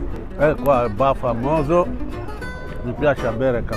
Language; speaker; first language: Italian; non-native, learner; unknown